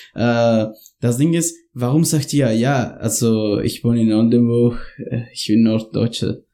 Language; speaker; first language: German; non-native, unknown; Spanish